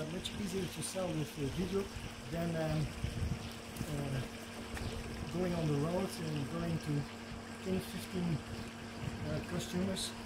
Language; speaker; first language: English; non-native, fluent; Dutch